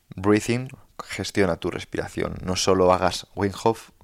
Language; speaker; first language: Spanish; native; Spanish